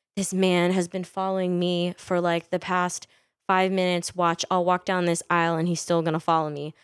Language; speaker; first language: English; early bilingual, other home language; Filipino